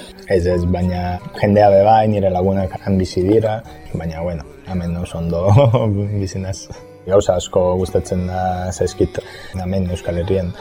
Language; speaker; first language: Basque; non-native, fluent; Italian